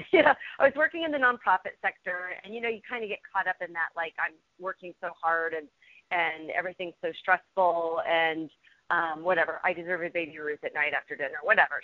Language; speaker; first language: English; native; English